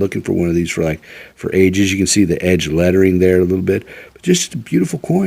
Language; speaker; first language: English; native; English